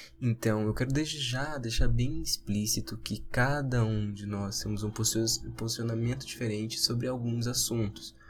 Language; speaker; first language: Portuguese; native; Portuguese